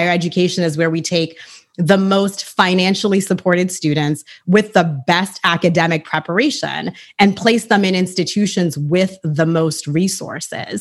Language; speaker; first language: English; early bilingual, other home language; Haitian Creole